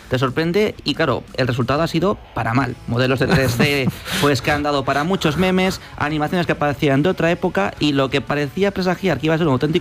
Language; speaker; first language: Spanish; native; Spanish